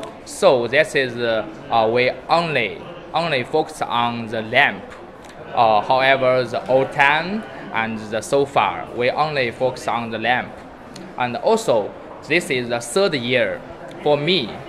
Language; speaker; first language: English; non-native, learner; Chinese